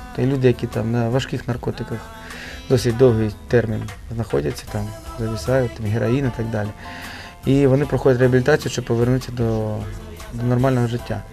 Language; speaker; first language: Ukrainian; native; Ukrainian